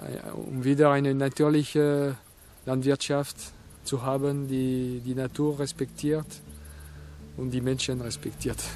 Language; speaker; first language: German; non-native, fluent; French